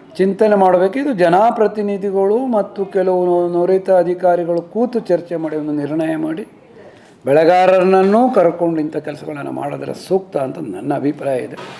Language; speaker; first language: Kannada; non-native, local second language; Kodava